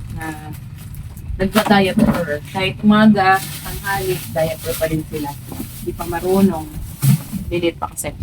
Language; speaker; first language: Filipino; non-native, local second language; Cebuano